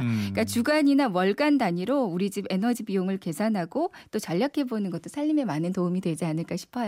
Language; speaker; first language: Korean; native; Korean